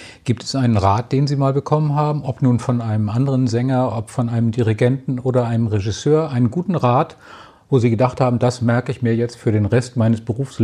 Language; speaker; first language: German; native; German